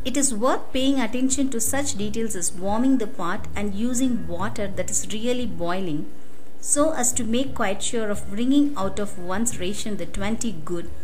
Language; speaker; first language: English; non-native, local second language; Tamil